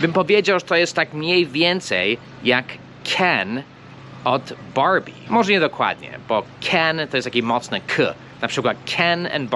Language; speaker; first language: Polish; non-native, fluent; English